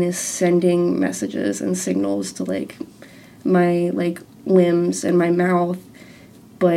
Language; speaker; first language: English; native; English